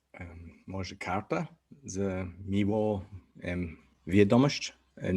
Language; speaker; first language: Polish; non-native, learner; English